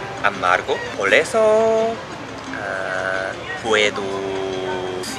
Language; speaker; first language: Spanish; non-native, learner; Japanese